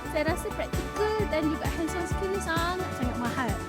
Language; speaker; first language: Malay; native; Malay